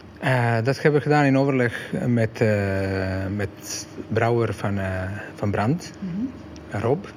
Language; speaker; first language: Dutch; non-native, fluent; Croatian